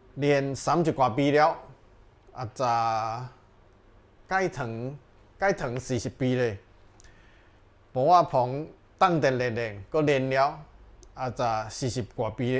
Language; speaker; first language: Thai; non-native, learner; Chinese